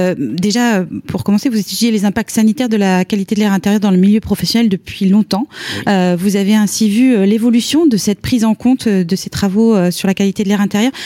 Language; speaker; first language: French; native; French